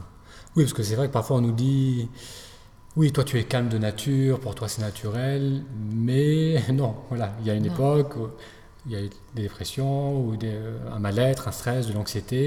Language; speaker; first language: French; native; French